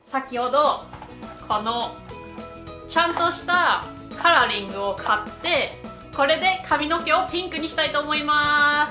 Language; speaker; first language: Japanese; non-native, fluent; German